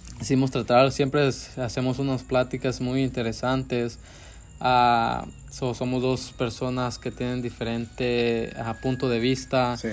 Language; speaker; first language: Spanish; early bilingual, heritage; Spanish